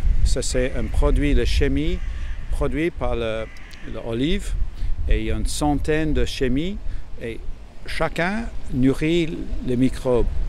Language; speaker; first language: French; non-native, fluent; English